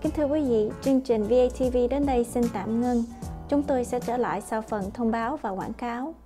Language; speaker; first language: Vietnamese; early bilingual, heritage; Vietnamese